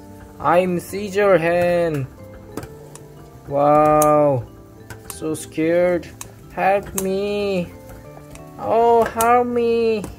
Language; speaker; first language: English; non-native, learner; Korean